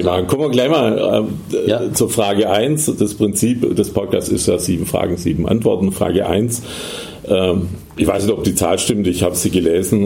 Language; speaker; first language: German; native; German